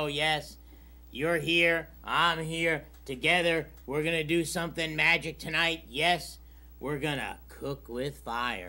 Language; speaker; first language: English; native; English